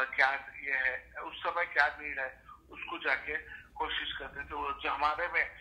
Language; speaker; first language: Hindi; non-native, local second language; Urdu